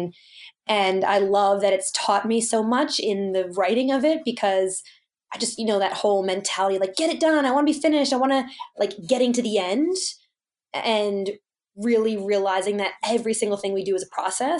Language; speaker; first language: English; native; English